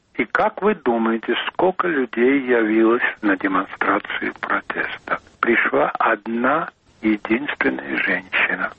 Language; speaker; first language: Russian; non-native, local second language; Georgian